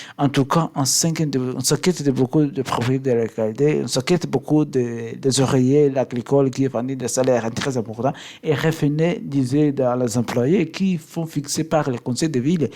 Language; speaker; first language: French; non-native, learner; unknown